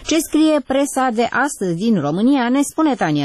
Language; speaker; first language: Romanian; native; Romanian